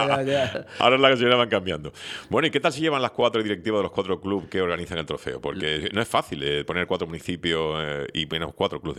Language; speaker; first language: Spanish; native; Spanish